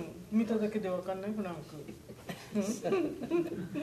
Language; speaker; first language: Japanese; native; Japanese